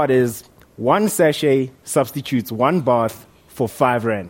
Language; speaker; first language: English; non-native, local second language; Northern Sotho